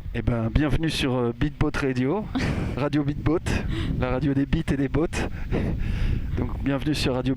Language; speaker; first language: French; native; French